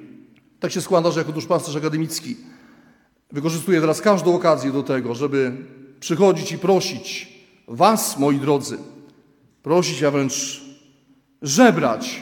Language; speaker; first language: Polish; native; Polish